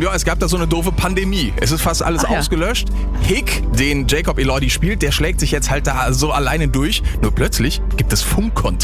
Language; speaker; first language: German; native; German